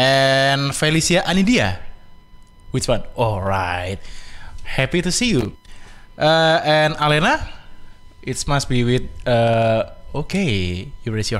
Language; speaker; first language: English; non-native, fluent; Indonesian